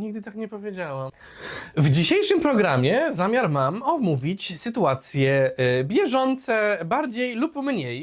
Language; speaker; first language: Polish; native; Polish